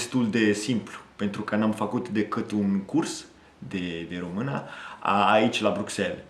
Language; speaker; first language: Romanian; non-native, fluent; Italian